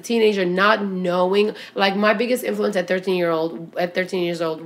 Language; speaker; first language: English; early bilingual, other home language; Albanian